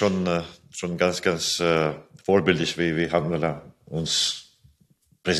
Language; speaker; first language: German; non-native, fluent; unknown